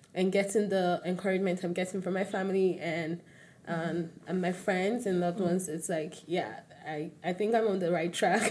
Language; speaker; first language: English; non-native, local second language; Yoruba